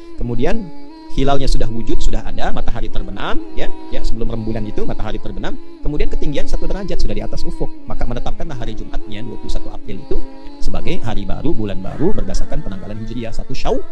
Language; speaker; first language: Indonesian; native; Indonesian